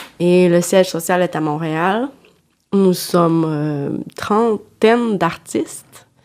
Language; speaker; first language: French; non-native, fluent; Portuguese